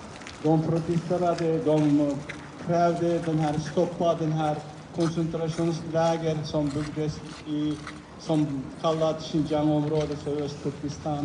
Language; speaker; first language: Swedish; non-native, fluent; Uyghur